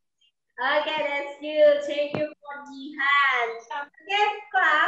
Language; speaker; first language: English; non-native, learner; Indonesian